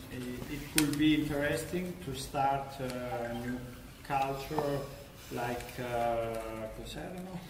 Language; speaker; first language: English; non-native, learner; Italian